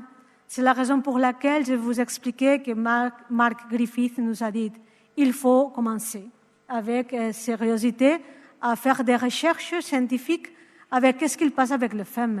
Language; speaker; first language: French; non-native, learner; Spanish